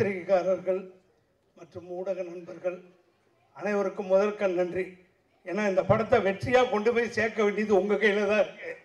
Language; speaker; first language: Tamil; native; Tamil